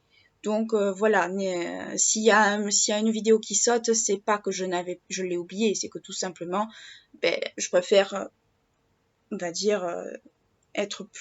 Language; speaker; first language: French; native; French